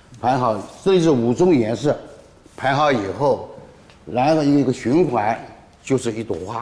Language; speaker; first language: Chinese; native; Chinese